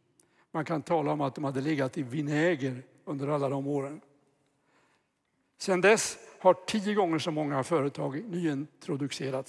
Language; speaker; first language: Swedish; native; Swedish